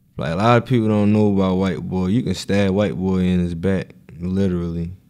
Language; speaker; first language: English; native; English